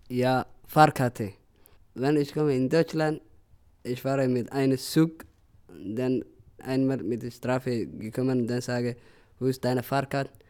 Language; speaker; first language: German; non-native, learner; Somali